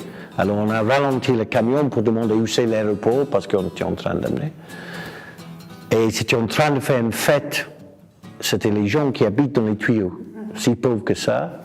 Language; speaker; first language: French; non-native, fluent; English